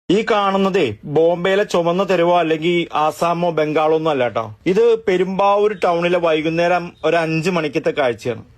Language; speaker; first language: Malayalam; native; Malayalam